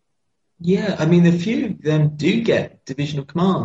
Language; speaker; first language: English; native; English